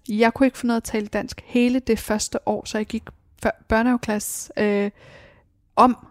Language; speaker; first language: Danish; early bilingual, other home language; Persian